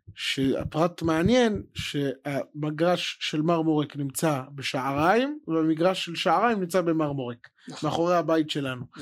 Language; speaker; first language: Hebrew; native; Hebrew